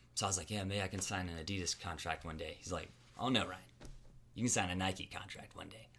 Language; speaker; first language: English; native; English